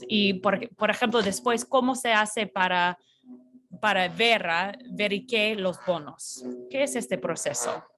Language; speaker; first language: Spanish; non-native, fluent; English